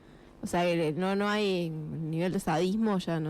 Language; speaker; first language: Spanish; native; Spanish